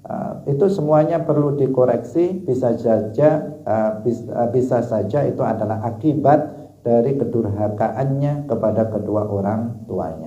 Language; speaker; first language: Indonesian; non-native, local second language; Javanese